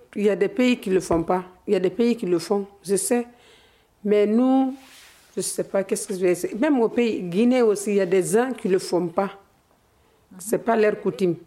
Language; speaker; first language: French; non-native, local second language; Fula